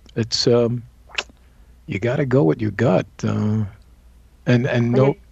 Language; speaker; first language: English; native; English